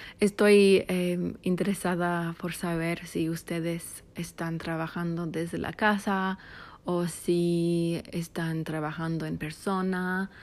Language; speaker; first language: Spanish; non-native, fluent; English